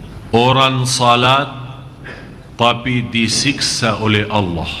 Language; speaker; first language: Indonesian; non-native, fluent; Arabic